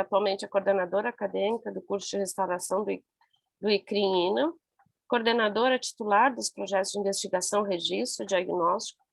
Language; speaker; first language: Portuguese; non-native, learner; Spanish